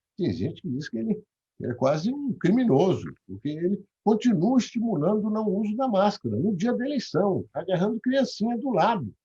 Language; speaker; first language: Portuguese; native; Portuguese